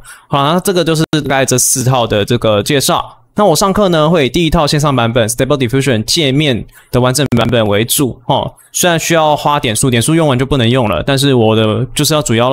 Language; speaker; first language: Chinese; native; Chinese